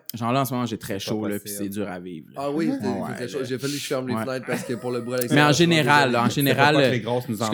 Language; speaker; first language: French; native; French